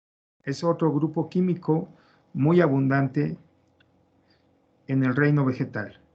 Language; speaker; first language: Spanish; native; Spanish